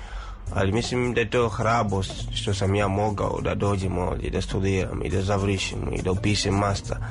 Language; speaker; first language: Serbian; non-native, fluent; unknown